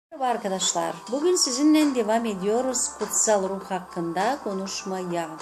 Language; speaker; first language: Turkish; non-native, fluent; Gagauz